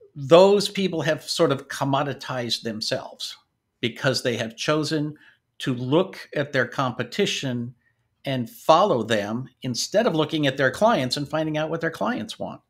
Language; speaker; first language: English; native; English